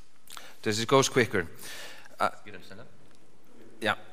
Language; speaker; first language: German; non-native, fluent; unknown